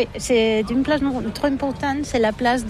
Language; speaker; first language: French; non-native, learner; Catalan